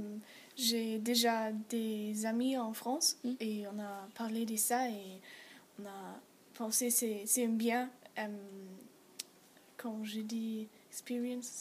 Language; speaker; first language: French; non-native, learner; German